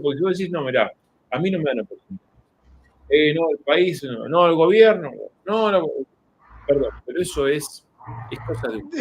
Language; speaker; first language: Spanish; native; Spanish